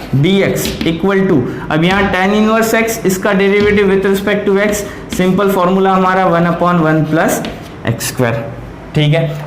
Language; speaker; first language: Hindi; native; Hindi